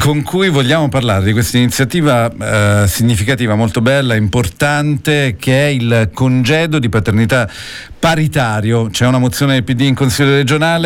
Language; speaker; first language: Italian; native; Italian